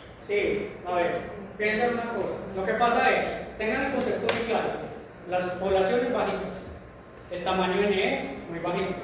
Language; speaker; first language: Spanish; native; Spanish